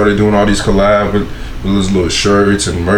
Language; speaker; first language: English; non-native, local second language; Esan